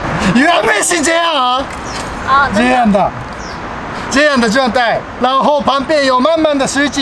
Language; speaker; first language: Chinese; non-native, fluent; Japanese